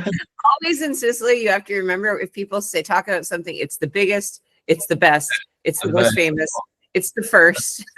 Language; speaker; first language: English; non-native, fluent; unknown